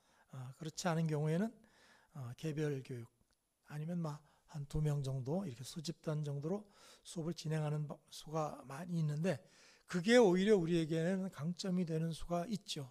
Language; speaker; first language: Korean; native; Korean